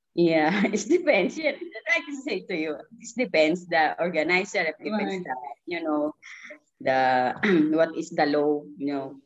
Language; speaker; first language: English; non-native, local second language; Filipino